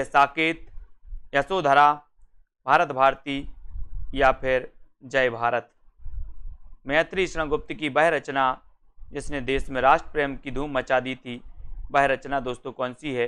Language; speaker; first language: Hindi; native; Hindi